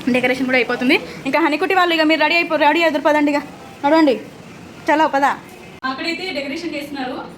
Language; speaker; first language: Telugu; native; Telugu